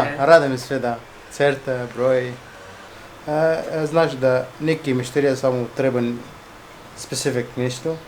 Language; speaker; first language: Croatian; non-native, learner; Arabic